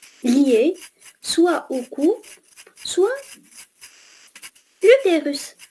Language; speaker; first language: French; non-native, fluent; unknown